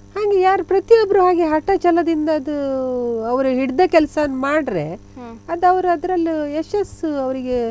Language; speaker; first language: Kannada; native; Kannada